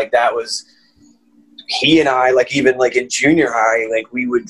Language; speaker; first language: English; native; English